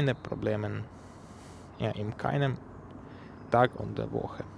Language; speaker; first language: German; non-native, learner; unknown